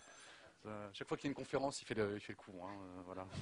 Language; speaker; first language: French; native; French